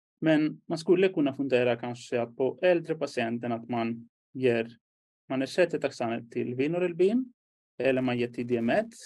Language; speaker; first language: Swedish; non-native, fluent; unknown